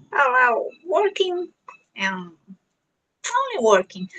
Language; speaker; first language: English; non-native, learner; Portuguese